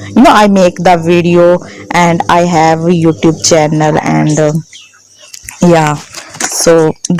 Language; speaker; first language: English; non-native, learner; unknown